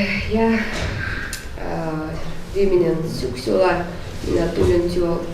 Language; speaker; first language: Finnish; non-native, learner; Russian